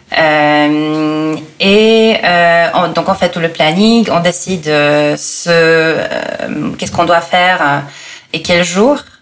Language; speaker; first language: French; non-native, fluent; Polish